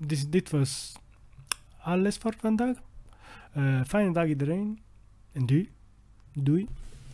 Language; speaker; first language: Dutch; non-native, learner; Italian